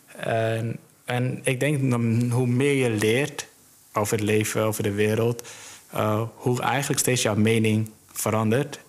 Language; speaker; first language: Dutch; early bilingual, other home language; Somali